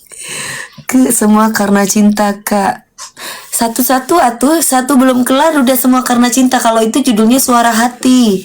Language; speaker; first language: Indonesian; native; Indonesian